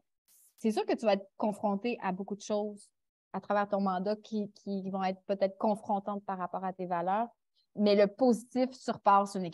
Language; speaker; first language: French; native; French